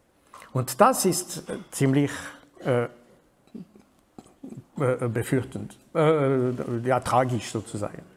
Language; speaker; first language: German; non-native, fluent; French